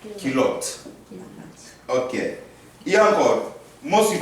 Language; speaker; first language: French; non-native, fluent; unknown